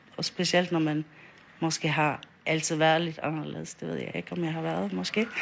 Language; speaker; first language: Danish; non-native, local second language; Faroese